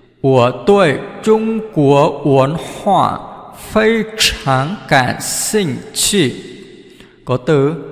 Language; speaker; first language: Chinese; non-native, fluent; Vietnamese